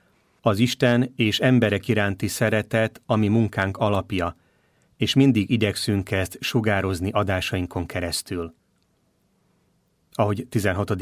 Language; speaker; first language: Hungarian; native; Hungarian